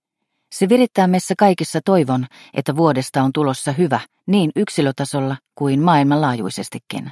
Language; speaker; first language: Finnish; native; Finnish